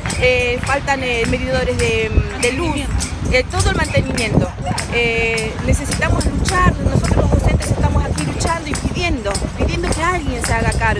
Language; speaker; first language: Spanish; native; Spanish